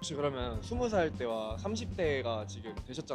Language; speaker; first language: Korean; native; Korean